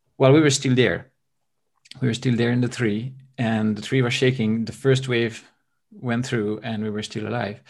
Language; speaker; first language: English; non-native, fluent; French